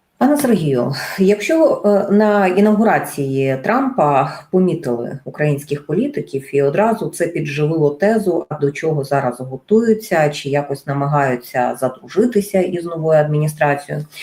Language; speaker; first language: Ukrainian; native; Ukrainian